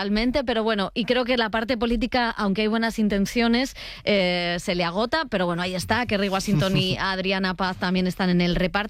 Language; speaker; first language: Spanish; native; Spanish